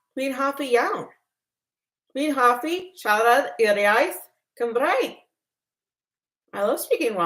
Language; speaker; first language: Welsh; non-native, learner; English